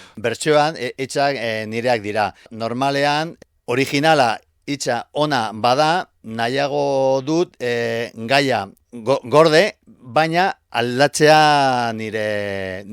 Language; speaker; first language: Basque; non-native, local second language; Spanish